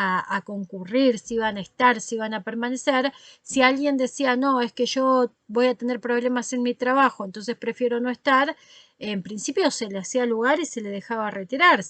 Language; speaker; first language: Spanish; native; Spanish